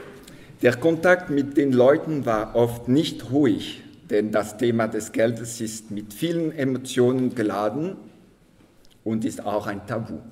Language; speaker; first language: German; non-native, local second language; French